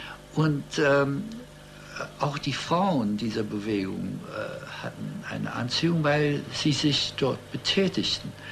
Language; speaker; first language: German; early bilingual, heritage; German